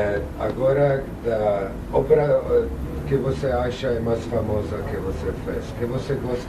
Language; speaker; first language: Portuguese; non-native, learner; Czech